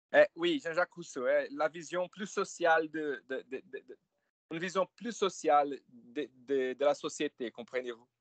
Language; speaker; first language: French; non-native, fluent; Portuguese